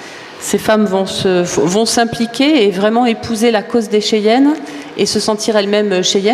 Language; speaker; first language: French; native; French